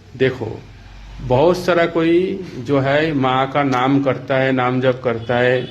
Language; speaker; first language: Hindi; non-native, local second language; Bangla